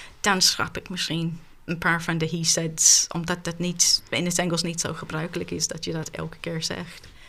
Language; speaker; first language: Dutch; non-native, fluent; English